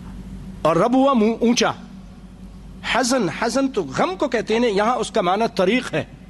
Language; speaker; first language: Urdu; native; Urdu